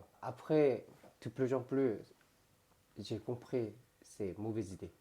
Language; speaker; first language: French; non-native, learner; Korean